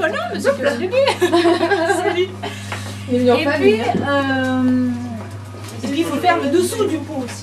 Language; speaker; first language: French; native; French